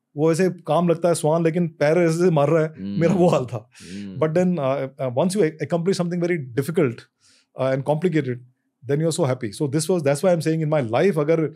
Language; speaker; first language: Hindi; native; Hindi